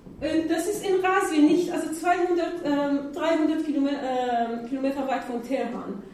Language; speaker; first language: German; non-native, learner; Persian